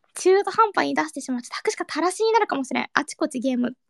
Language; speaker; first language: Japanese; early bilingual, heritage; Japanese